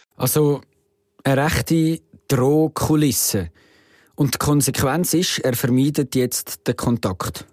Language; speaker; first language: German; native; German